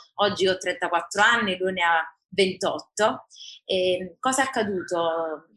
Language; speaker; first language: Italian; native; Italian